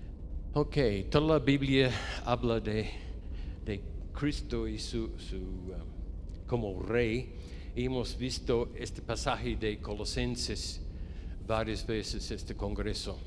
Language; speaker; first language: Spanish; non-native, fluent; English